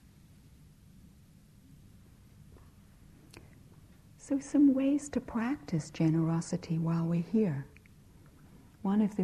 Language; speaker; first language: English; native; English